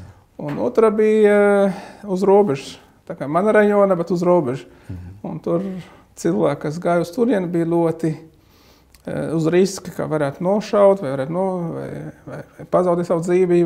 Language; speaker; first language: Latvian; non-native, fluent; Arabic